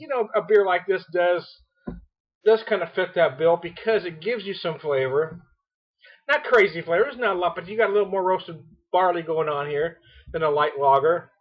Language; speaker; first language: English; native; English